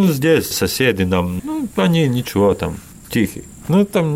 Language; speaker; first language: Russian; non-native, learner; Latvian